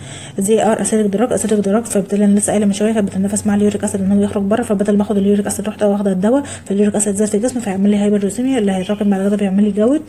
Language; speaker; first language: Arabic; native; Arabic